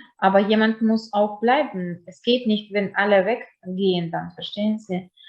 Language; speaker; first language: German; non-native, fluent; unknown